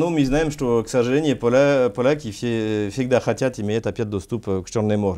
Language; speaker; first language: Russian; non-native, learner; French